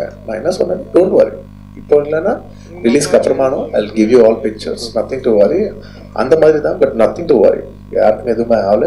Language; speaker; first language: Tamil; non-native, local second language; Telugu